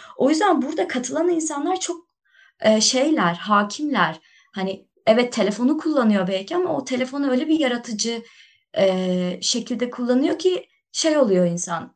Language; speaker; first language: Turkish; native; Turkish